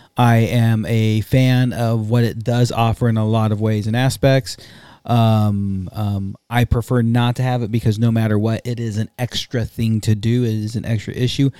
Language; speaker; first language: English; native; English